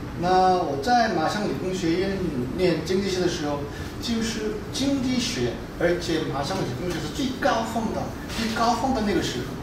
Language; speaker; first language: Chinese; non-native, fluent; Korean